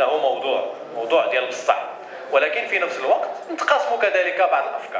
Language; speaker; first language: Arabic; native; Arabic